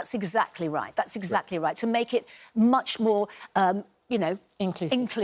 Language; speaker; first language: English; native; English